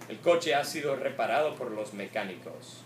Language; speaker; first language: Spanish; non-native, fluent; English